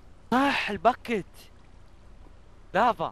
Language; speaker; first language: Arabic; native; Arabic